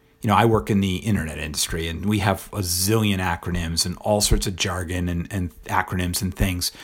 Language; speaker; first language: English; native; English